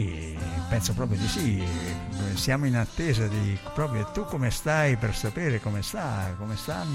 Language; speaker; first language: Italian; native; Italian